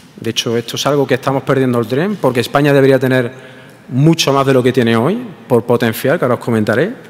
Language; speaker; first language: Spanish; native; Spanish